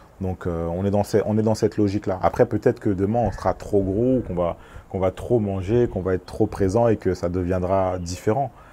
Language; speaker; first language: French; early bilingual, other home language; Lingala